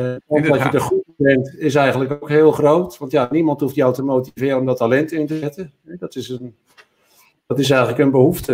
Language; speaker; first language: Dutch; native; Dutch